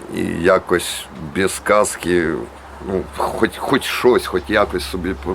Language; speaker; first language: Ukrainian; native; Ukrainian